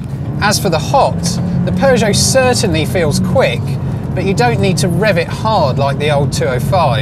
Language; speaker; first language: English; native; English